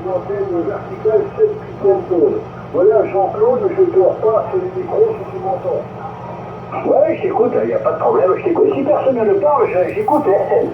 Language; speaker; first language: French; native; French